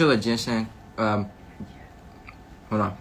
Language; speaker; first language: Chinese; non-native, learner; English